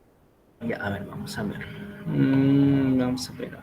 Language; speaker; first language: Spanish; native; Spanish